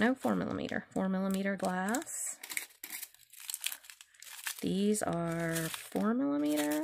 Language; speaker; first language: English; native; English